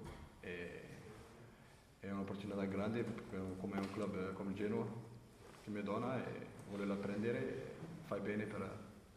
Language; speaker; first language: Italian; non-native, learner; French